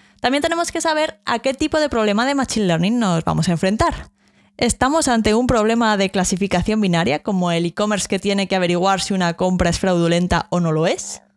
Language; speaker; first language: Spanish; native; Spanish